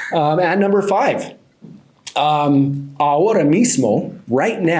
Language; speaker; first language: Spanish; non-native, learner; English